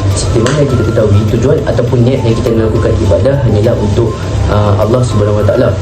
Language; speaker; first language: Malay; native; Malay